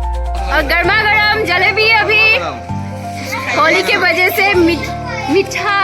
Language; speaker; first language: Hindi; non-native, local second language; Bangla